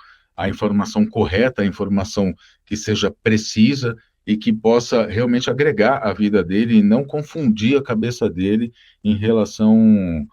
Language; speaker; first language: Portuguese; native; Portuguese